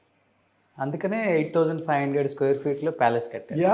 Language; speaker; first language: Telugu; native; Telugu